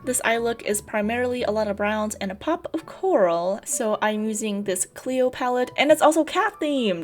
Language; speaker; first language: English; native; English